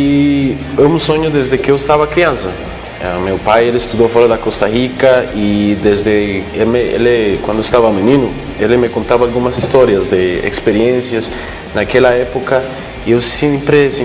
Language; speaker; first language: Portuguese; non-native, fluent; Spanish